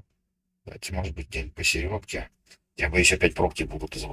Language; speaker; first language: Russian; native; Russian